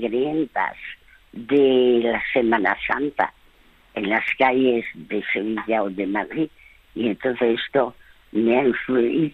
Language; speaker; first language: Spanish; early bilingual, other home language; French